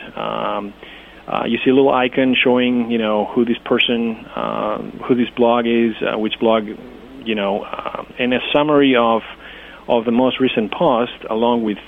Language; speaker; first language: English; non-native, fluent; Greek